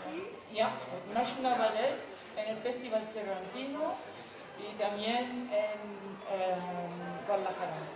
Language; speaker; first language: Spanish; non-native, fluent; Dutch